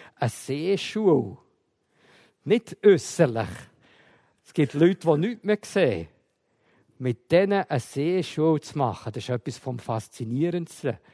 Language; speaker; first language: German; native; German